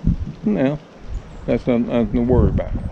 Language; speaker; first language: English; native; English